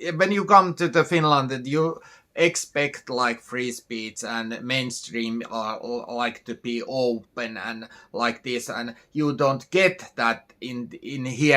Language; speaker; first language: English; non-native, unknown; Finnish